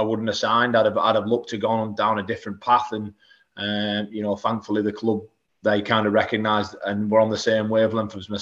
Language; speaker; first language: English; native; English